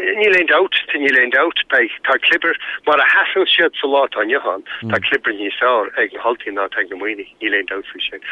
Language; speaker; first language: Irish; native; Irish